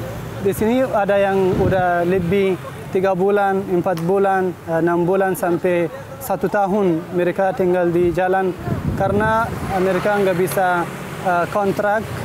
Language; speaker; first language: Indonesian; non-native, fluent; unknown